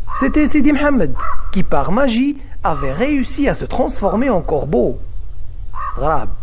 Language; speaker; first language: French; non-native, local second language; Arabic